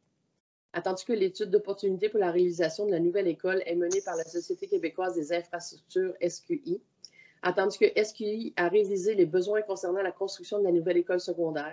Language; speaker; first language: French; native; French